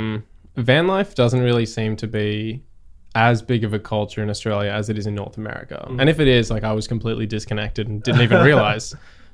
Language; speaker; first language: English; native; English